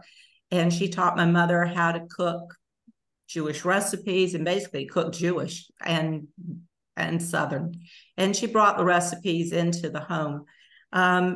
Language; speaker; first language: English; native; English